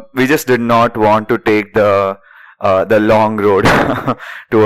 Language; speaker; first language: English; non-native, local second language; Marathi